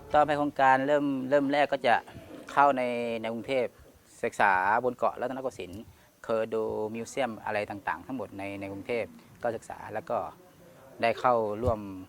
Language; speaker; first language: Thai; non-native, local second language; Pattani Malay